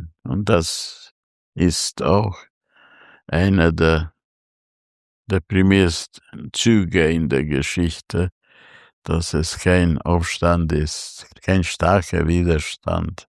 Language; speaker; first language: German; non-native, fluent; Hungarian